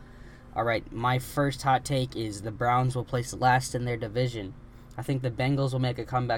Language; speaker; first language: English; native; English